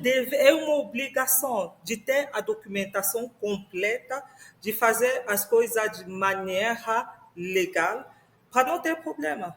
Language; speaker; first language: Portuguese; non-native, fluent; French